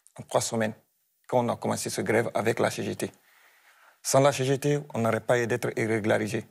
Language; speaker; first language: French; non-native, local second language; Fula